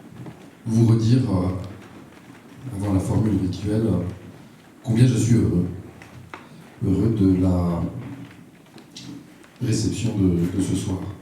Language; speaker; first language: French; native; French